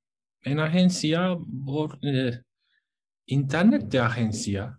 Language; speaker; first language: Spanish; non-native, learner; Turkish